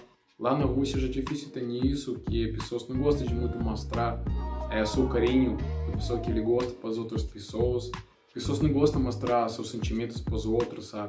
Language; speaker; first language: Portuguese; non-native, learner; Russian